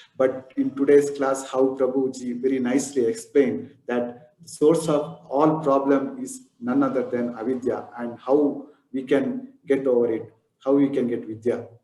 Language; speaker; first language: English; non-native, local second language; Kannada